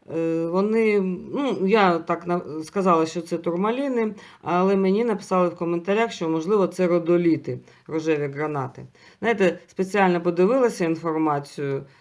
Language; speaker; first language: Ukrainian; non-native, local second language; Russian